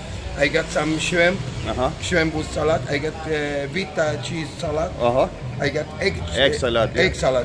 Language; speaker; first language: English; non-native, learner; Arabic